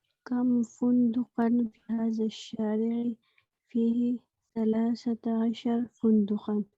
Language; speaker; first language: Arabic; non-native, learner; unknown